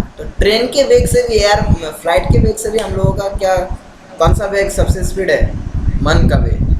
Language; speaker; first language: Hindi; non-native, local second language; Bangla